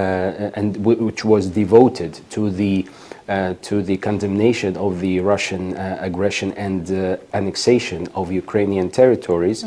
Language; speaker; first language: English; non-native, fluent; Ukrainian